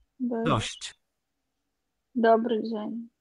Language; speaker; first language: Polish; non-native, learner; Russian